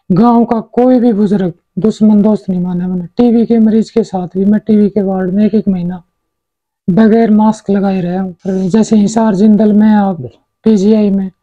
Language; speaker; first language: Hindi; native; Hindi